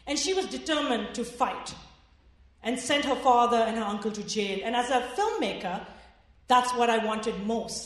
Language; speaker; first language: English; non-native, local second language; Urdu